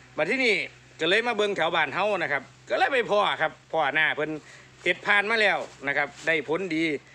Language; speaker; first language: Thai; native; Thai